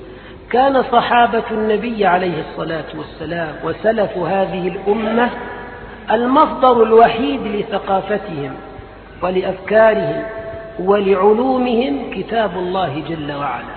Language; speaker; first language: Arabic; native; Arabic